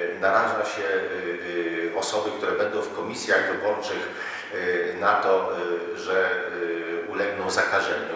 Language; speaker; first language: Polish; native; Polish